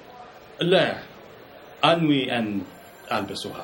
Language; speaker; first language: Arabic; non-native, learner; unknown